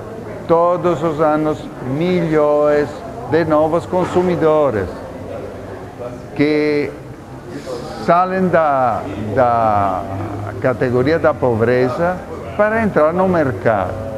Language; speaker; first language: Portuguese; non-native, fluent; Italian